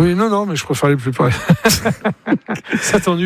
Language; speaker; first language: French; native; French